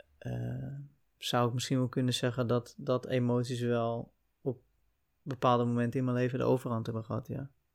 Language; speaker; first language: Dutch; native; Dutch